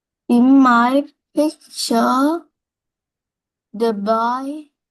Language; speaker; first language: English; non-native, learner; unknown